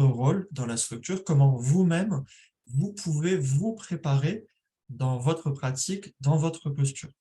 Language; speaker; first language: French; native; French